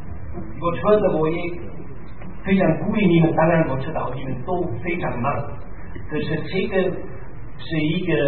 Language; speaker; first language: Chinese; non-native, fluent; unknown